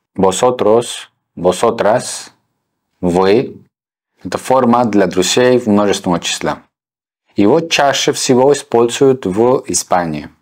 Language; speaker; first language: Russian; non-native, fluent; Spanish